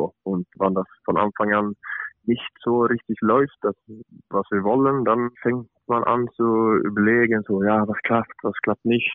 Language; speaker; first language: German; non-native, fluent; Swedish